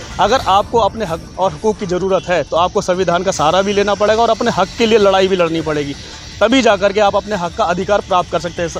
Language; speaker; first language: Hindi; native; Hindi